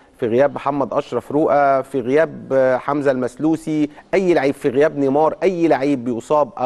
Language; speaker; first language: Arabic; native; Arabic